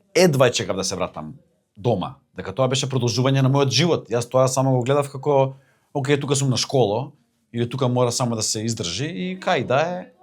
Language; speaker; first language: Macedonian; native; Macedonian